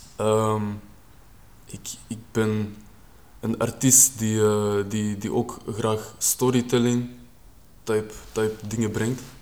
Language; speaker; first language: Dutch; native; Dutch